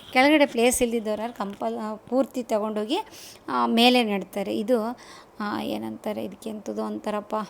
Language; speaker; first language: Kannada; native; Kannada